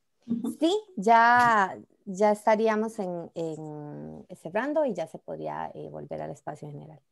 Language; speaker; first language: Spanish; native; Spanish